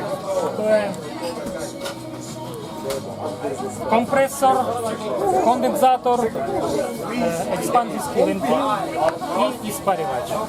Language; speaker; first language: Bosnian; non-native, learner; Ukrainian